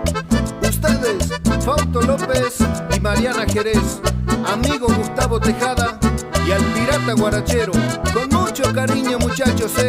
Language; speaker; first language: Spanish; native; Spanish